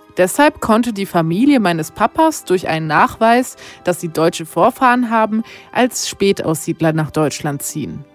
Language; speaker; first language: German; early bilingual, other home language; Romanian